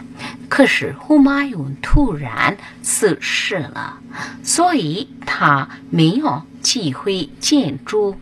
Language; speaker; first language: Chinese; non-native, fluent; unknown